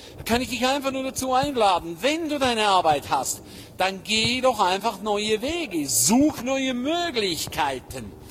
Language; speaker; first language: German; native; German